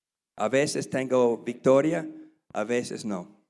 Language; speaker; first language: Spanish; non-native, learner; English